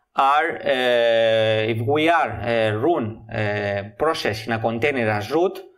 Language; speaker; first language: English; non-native, learner; Spanish